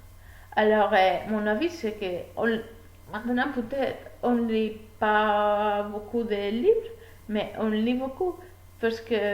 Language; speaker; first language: French; non-native, learner; Spanish